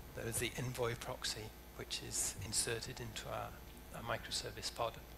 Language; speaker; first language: English; native; English